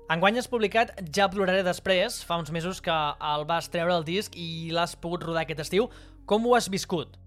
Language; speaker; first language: Catalan; native; Catalan